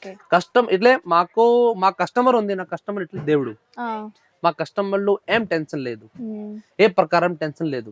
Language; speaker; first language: Telugu; non-native, local second language; Hindi